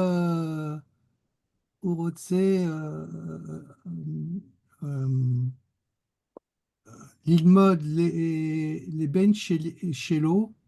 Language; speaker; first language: Hebrew; non-native, learner; French